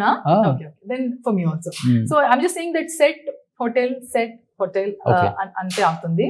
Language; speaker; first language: Telugu; non-native, learner; Kannada